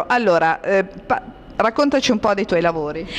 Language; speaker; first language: Italian; native; Italian